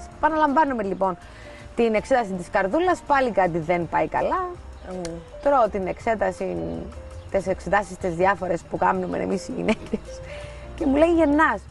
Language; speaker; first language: Greek; native; Greek